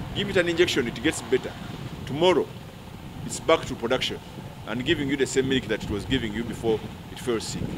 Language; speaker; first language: English; non-native, local second language; Ganda